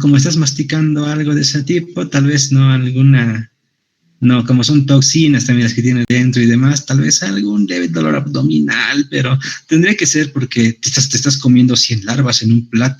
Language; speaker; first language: Spanish; native; Spanish